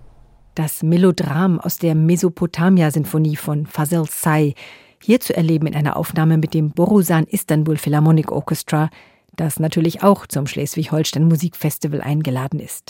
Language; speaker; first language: German; native; German